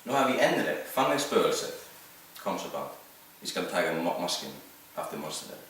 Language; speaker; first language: Danish; non-native, learner; Icelandic